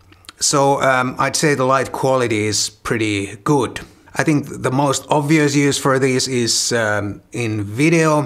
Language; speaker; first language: English; non-native, fluent; Finnish